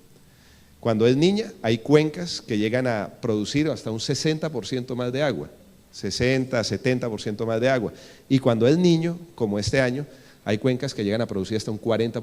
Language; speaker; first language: Spanish; native; Spanish